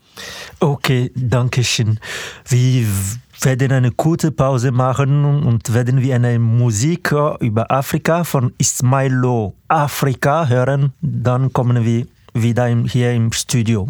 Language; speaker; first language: German; non-native, fluent; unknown